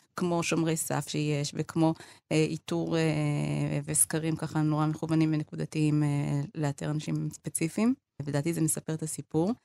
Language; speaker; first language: Hebrew; early bilingual, other home language; Amharic